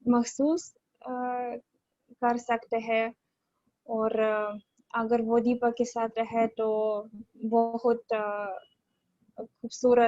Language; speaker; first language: Hindi; non-native, learner; Russian